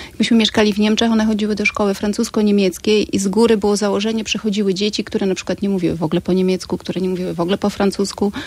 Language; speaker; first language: Polish; native; Polish